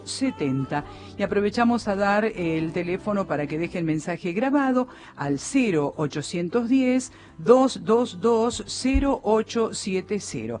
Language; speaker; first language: Spanish; native; Spanish